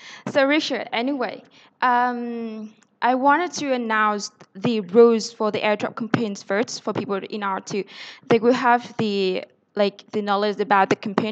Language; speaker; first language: English; non-native, fluent; Vietnamese